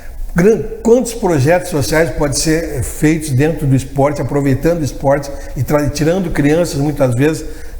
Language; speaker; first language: Portuguese; native; Portuguese